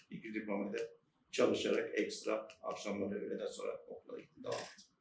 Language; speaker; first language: Turkish; native; Turkish